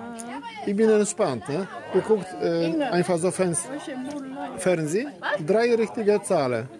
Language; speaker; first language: German; non-native, learner; Polish